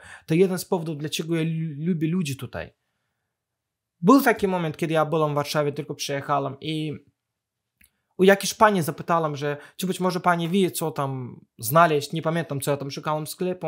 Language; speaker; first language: Polish; non-native, fluent; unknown